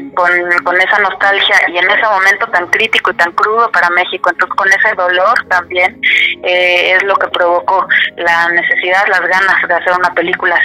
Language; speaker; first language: Spanish; native; Spanish